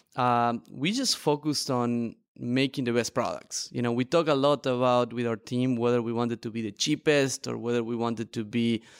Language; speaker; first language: English; non-native, fluent; Spanish